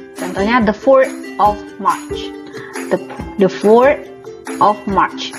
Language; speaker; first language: English; non-native, fluent; Indonesian